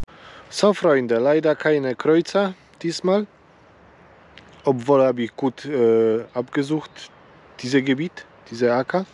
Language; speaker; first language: German; non-native, learner; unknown